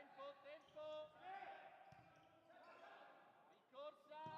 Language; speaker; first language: Italian; native; Italian